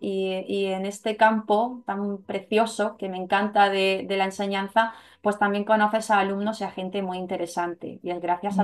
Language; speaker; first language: Spanish; native; Spanish